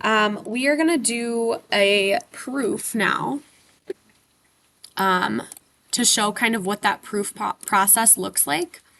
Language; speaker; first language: English; native; English